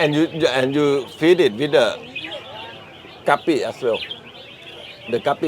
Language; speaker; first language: English; non-native, learner; Thai